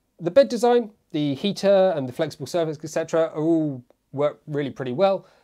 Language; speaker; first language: English; native; English